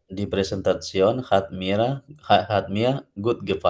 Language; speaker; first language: German; non-native, learner; Indonesian